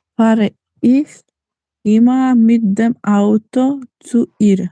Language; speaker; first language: German; non-native, learner; Macedonian